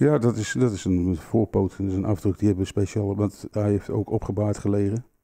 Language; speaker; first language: Dutch; native; Dutch